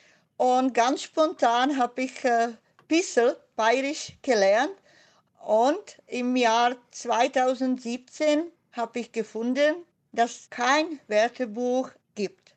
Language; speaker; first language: German; non-native, fluent; Czech